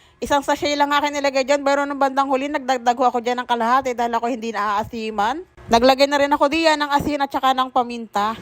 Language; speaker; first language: Filipino; native; Filipino